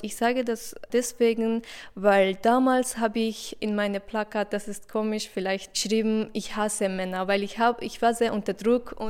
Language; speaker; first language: German; non-native, learner; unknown